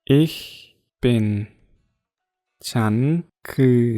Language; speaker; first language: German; non-native, fluent; Thai